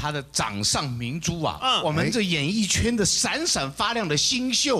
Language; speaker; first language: Chinese; native; Chinese